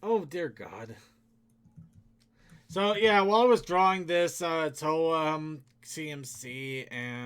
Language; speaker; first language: English; native; English